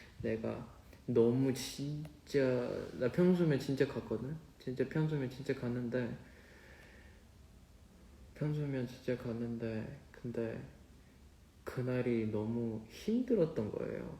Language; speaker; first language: Korean; non-native, fluent; Chinese